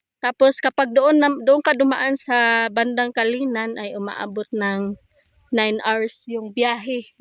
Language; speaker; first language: Filipino; non-native, local second language; Cebuano